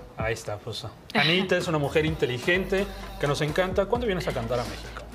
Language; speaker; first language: Spanish; native; Spanish